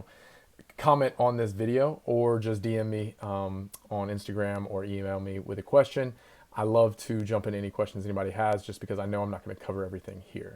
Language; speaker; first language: English; native; English